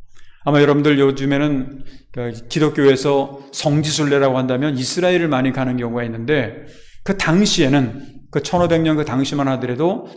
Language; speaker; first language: Korean; native; Korean